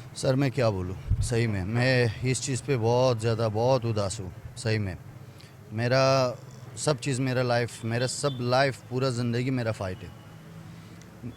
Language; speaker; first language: Hindi; non-native, fluent; Persian